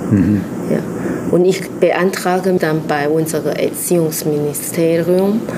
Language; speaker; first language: German; non-native, fluent; Chinese